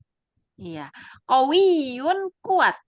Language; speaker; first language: Indonesian; native; Indonesian